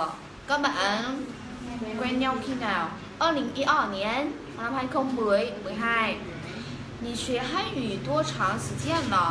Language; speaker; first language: Chinese; non-native, fluent; Vietnamese